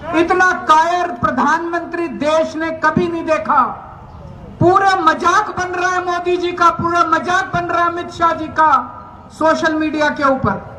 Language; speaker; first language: Hindi; native; Hindi